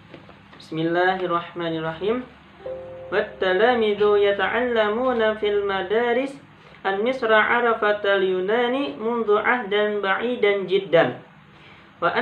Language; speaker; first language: Arabic; non-native, learner; Indonesian